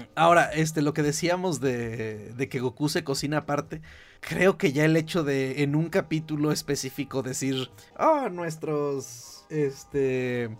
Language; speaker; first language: Spanish; native; Spanish